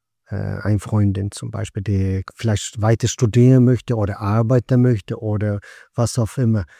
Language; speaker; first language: German; non-native, fluent; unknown